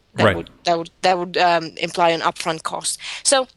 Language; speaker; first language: English; non-native, fluent; Greek